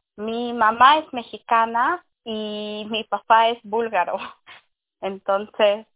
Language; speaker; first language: Spanish; early bilingual, heritage; English